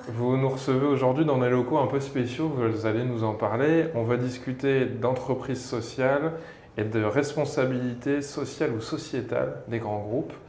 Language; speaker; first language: French; native; French